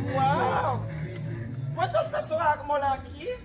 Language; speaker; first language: Portuguese; non-native, learner; Haitian Creole